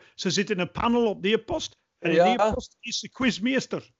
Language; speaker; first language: Dutch; non-native, fluent; English